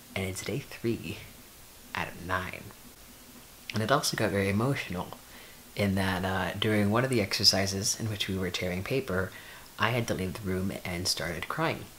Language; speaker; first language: English; native; English